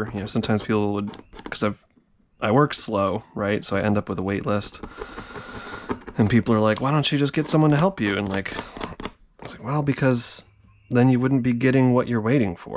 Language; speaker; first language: English; native; English